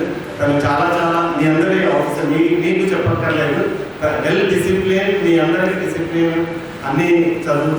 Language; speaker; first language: Telugu; native; Telugu